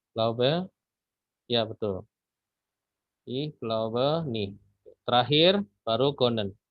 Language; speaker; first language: German; non-native, fluent; Indonesian